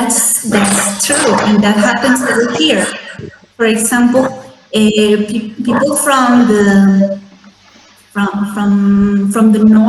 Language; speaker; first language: English; non-native, fluent; Spanish